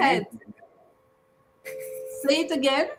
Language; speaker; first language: English; non-native, fluent; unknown